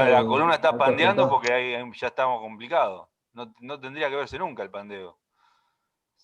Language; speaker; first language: Spanish; native; Spanish